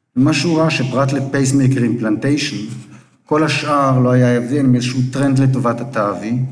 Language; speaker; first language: Hebrew; native; Hebrew